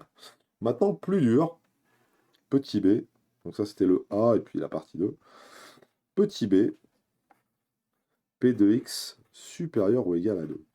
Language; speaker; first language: French; native; French